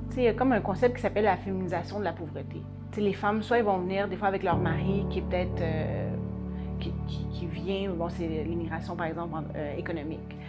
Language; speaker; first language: French; native; French